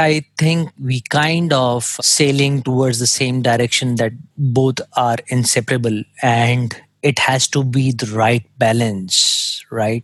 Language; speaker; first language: English; non-native, local second language; Hindi